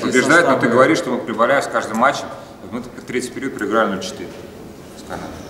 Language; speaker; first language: Russian; native; Russian